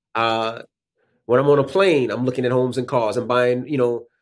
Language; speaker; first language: English; native; English